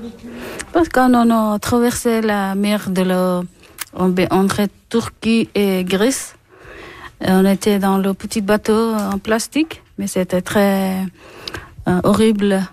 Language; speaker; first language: French; non-native, learner; Persian